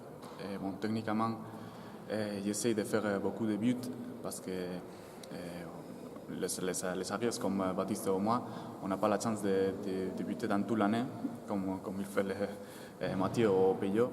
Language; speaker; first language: French; non-native, fluent; Spanish